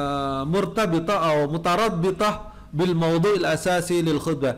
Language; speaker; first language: Arabic; non-native, fluent; Indonesian